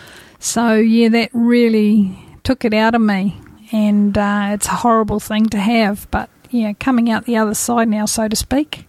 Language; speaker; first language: English; native; English